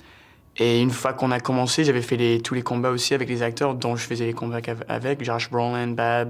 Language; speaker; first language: French; early bilingual, heritage; English